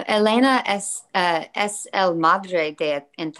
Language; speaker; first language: Spanish; non-native, learner; English